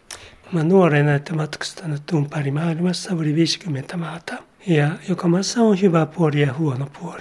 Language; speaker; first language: Finnish; non-native, learner; Japanese